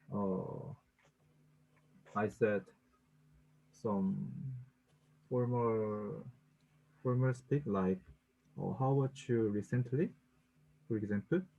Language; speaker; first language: English; non-native, learner; Korean